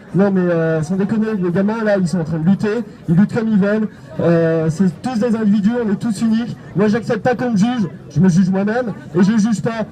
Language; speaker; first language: French; native; French